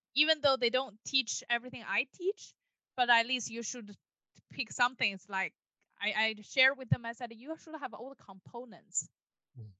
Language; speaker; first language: English; non-native, fluent; Chinese